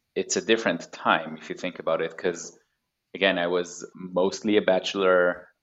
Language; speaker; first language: English; non-native, fluent; Hebrew